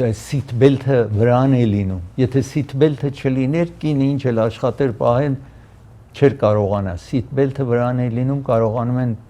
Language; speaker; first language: Armenian; early bilingual, heritage; Armenian